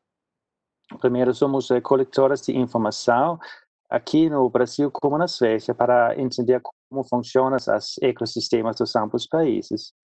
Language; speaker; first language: Portuguese; non-native, fluent; Swedish